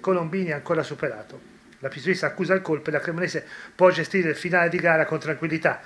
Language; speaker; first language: Italian; native; Italian